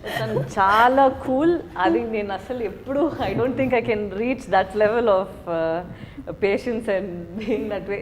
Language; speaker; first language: Telugu; non-native, fluent; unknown